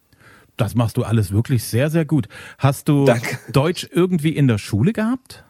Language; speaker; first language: German; native; German